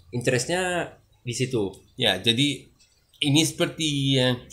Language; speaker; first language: Indonesian; non-native, learner; French